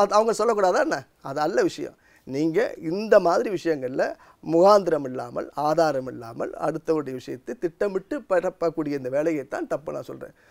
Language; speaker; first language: Tamil; native; Tamil